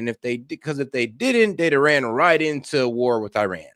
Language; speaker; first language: English; native; English